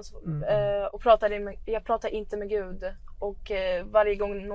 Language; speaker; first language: Swedish; early bilingual, other home language; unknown